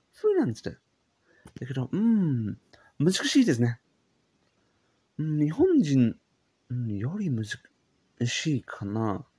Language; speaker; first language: Japanese; non-native, learner; English